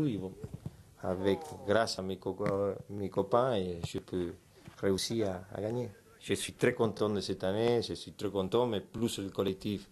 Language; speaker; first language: French; non-native, fluent; Spanish